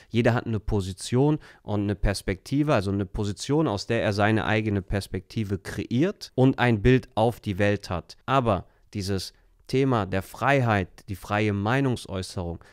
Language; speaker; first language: German; early bilingual, other home language; Turkish